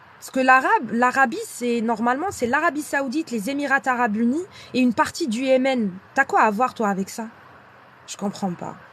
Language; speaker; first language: French; non-native, local second language; Arabic